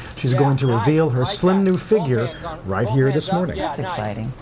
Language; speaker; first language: English; native; English